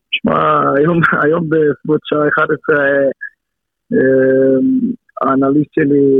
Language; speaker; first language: Hebrew; native; Hebrew